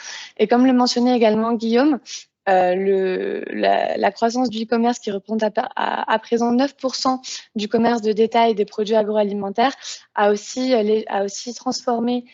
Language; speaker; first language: French; native; French